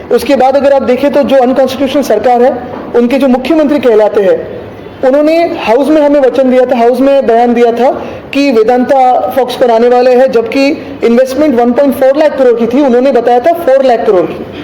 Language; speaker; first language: Hindi; non-native, local second language; Marathi